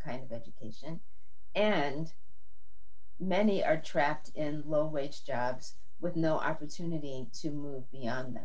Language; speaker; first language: English; native; English